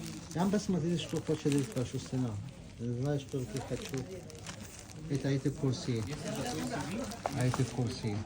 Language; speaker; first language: Russian; non-native, learner; Arabic